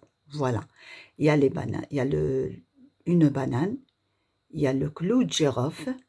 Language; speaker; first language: French; non-native, local second language; Arabic